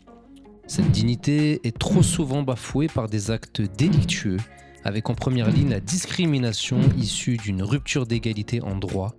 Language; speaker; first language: French; native; French